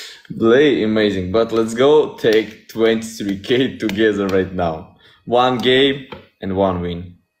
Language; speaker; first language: English; non-native, learner; Russian